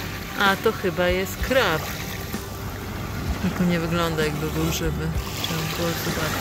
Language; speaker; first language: Polish; native; Polish